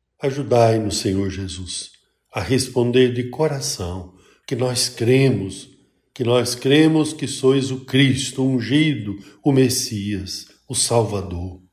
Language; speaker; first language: Portuguese; native; Portuguese